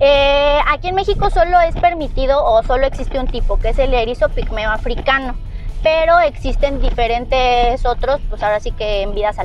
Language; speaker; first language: Spanish; native; Spanish